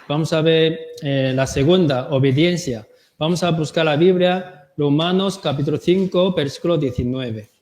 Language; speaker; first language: Spanish; non-native, learner; Korean